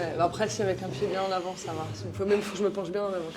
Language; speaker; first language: French; native; French